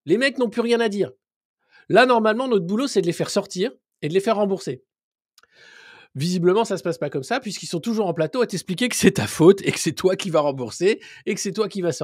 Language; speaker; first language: French; native; French